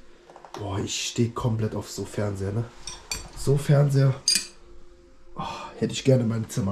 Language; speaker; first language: German; native; German